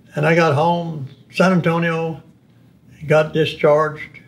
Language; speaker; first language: English; native; English